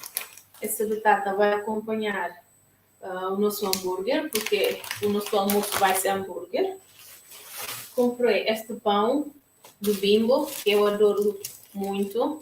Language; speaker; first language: Portuguese; non-native, local second language; Tetum